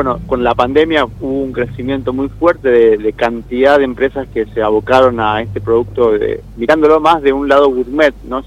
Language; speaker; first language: Spanish; native; Spanish